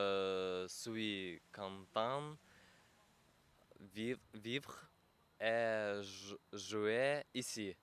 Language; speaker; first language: French; non-native, learner; Russian